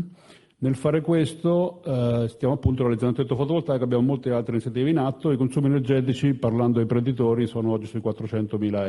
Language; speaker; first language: Italian; native; Italian